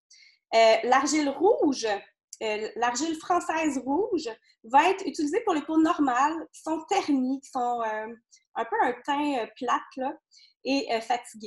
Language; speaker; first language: French; native; French